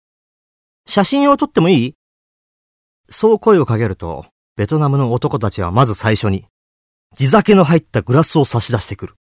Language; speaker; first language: Japanese; native; Japanese